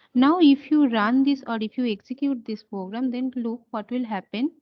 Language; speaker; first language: English; non-native, local second language; Bangla